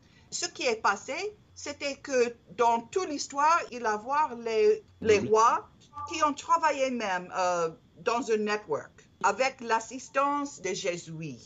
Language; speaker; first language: French; non-native, learner; English